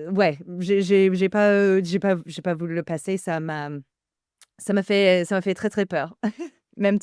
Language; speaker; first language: French; non-native, fluent; English